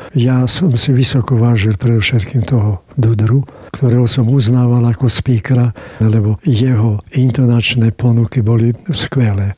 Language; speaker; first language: Slovak; native; Slovak